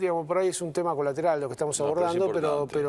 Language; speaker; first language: Spanish; native; Spanish